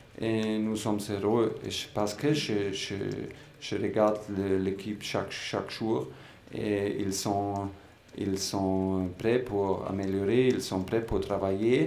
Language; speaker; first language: French; non-native, fluent; German